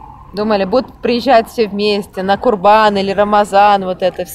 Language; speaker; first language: Russian; native; Russian